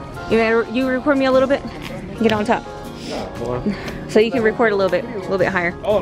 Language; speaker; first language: English; early bilingual, other home language; Spanish